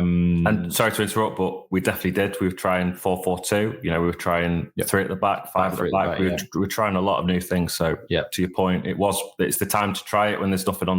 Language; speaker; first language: English; native; English